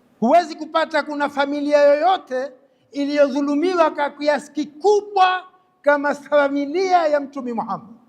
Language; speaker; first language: Swahili; native; Swahili